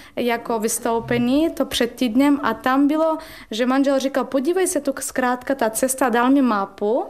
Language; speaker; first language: Czech; non-native, learner; Turkish